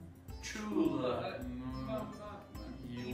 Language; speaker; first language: Chinese; non-native, learner; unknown